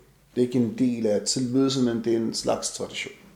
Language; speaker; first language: Danish; non-native, fluent; Arabic